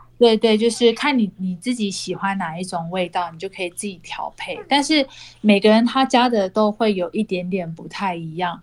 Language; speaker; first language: Chinese; native; Chinese